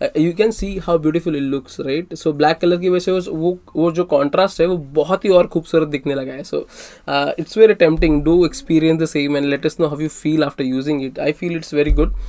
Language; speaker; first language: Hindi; non-native, local second language; Marathi